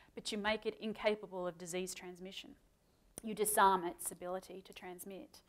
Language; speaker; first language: English; native; English